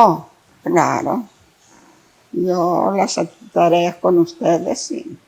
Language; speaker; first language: Spanish; non-native, fluent; Greek